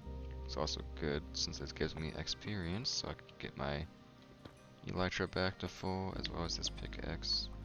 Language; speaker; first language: English; native; English